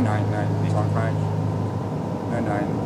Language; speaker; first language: German; non-native, learner; French